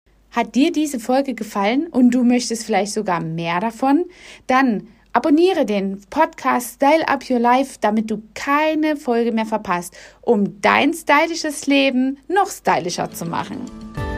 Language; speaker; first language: German; native; German